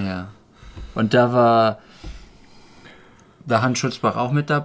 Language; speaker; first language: German; native; German